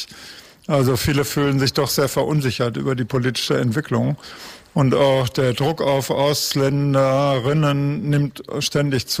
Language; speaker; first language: German; native; German